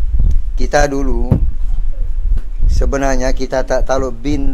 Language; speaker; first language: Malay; non-native, local second language; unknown